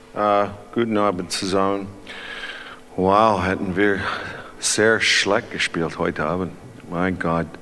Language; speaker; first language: German; non-native, learner; English